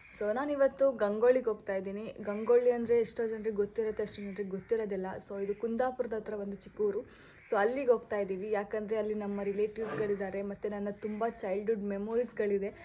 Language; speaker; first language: Kannada; non-native, local second language; Konkani